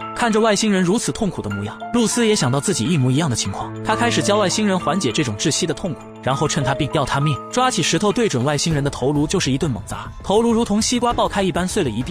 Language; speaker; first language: Chinese; native; Chinese